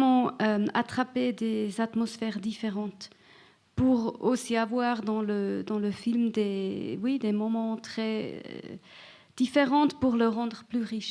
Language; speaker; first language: French; non-native, fluent; Swiss German